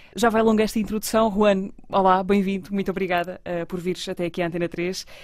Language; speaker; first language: Portuguese; native; Portuguese